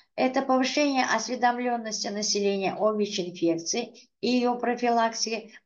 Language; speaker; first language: Russian; non-native, local second language; Uzbek